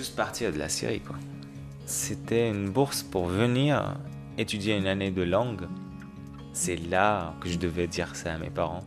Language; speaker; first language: French; non-native, fluent; Arabic